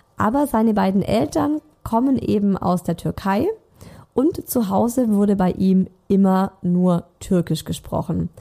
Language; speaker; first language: German; native; German